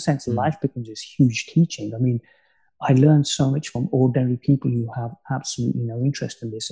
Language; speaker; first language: English; native; English